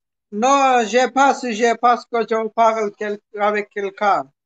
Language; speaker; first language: French; non-native, learner; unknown